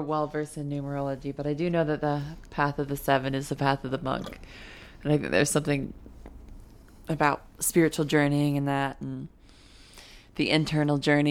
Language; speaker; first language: English; native; English